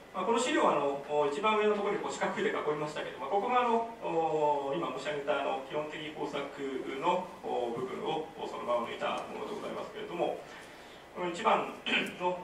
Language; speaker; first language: Japanese; native; Japanese